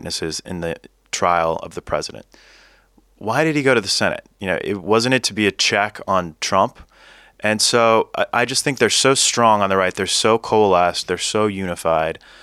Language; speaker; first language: English; native; English